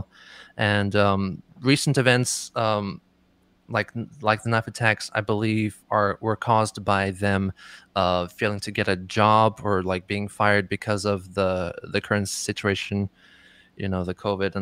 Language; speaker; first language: English; native; English